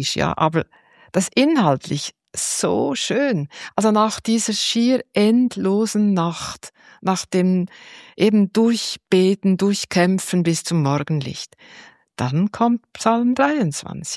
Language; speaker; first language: German; native; German